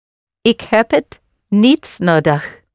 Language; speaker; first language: Dutch; non-native, learner; English